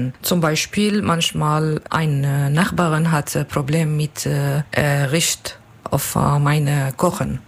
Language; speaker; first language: German; non-native, learner; Turkish